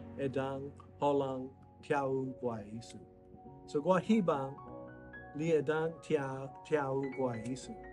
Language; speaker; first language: Chinese; non-native, learner; English